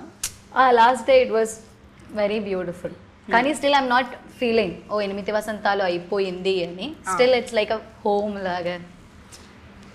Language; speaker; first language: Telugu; non-native, learner; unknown